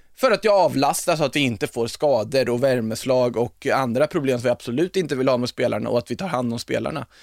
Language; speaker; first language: Swedish; native; Swedish